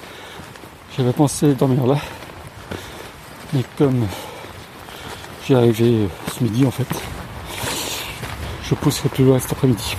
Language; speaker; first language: French; native; French